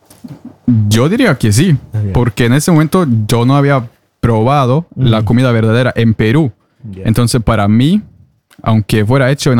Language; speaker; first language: Spanish; non-native, fluent; Norwegian